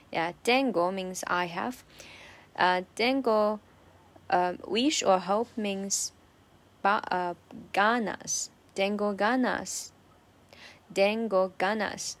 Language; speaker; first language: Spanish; non-native, learner; Chinese